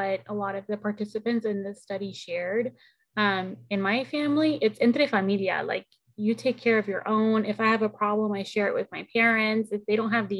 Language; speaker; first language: English; early bilingual, other home language; Spanish